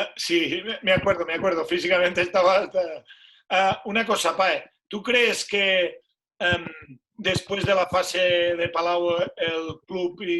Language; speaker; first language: Spanish; non-native, local second language; Catalan